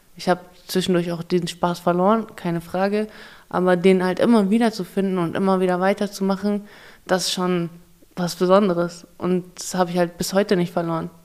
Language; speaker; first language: German; early bilingual, other home language; Russian